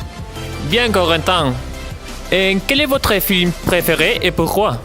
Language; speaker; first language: French; non-native, learner; Spanish